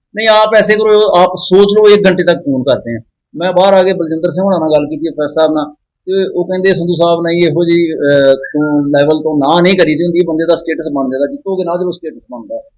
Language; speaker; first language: Punjabi; native; Punjabi